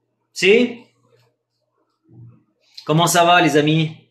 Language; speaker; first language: French; non-native, fluent; Spanish